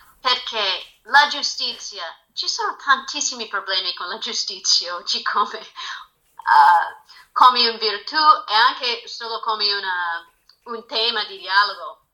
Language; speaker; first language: Italian; non-native, fluent; English